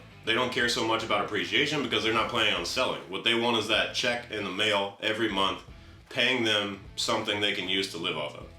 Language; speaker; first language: English; native; English